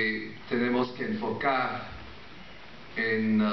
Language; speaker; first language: Spanish; non-native, fluent; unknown